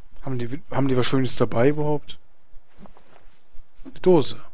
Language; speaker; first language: German; native; German